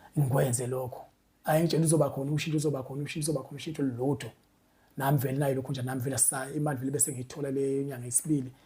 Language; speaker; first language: Zulu; native; Zulu